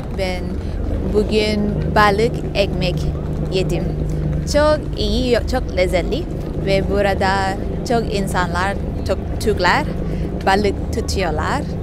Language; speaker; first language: Turkish; non-native, learner; Thai